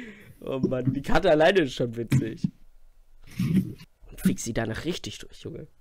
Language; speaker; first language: German; native; German